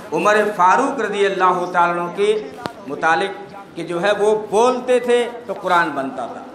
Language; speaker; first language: Urdu; non-native, local second language; Gujarati